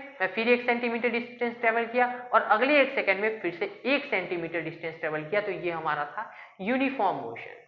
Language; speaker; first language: Hindi; native; Hindi